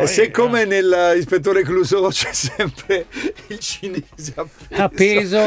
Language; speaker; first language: Italian; native; Italian